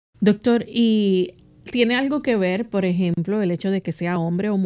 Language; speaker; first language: Spanish; native; Spanish